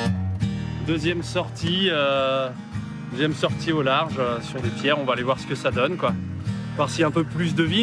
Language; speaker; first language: French; native; French